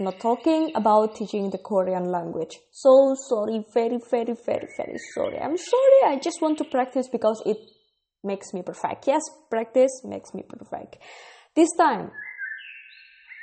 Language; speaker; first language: English; non-native, fluent; Indonesian